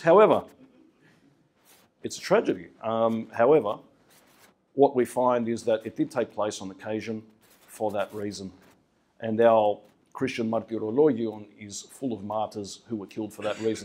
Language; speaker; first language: English; early bilingual, other home language; Greek